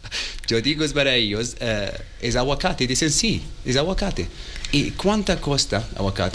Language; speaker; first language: Spanish; non-native, learner; Arabic